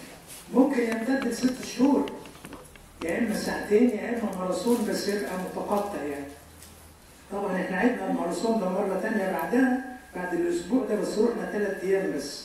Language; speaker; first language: Arabic; native; Arabic